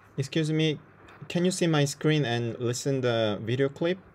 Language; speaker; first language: English; non-native, fluent; Korean